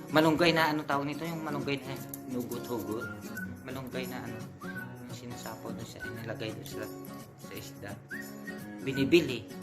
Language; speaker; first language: Filipino; non-native, local second language; Hiligaynon